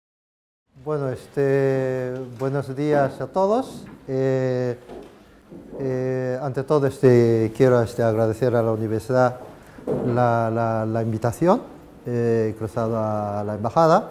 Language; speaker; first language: Spanish; non-native, fluent; Japanese